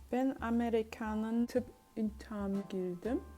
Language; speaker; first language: Turkish; early bilingual, heritage; Turkish